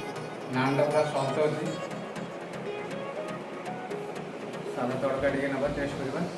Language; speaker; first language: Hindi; non-native, local second language; Odia